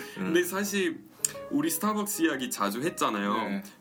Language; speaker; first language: Korean; non-native, fluent; English